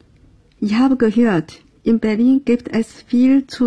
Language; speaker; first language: German; non-native, fluent; Chinese